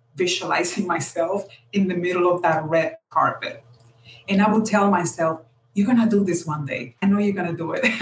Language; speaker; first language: English; non-native, fluent; Spanish